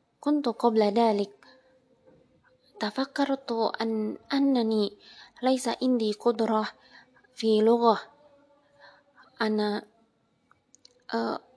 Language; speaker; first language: Arabic; non-native, learner; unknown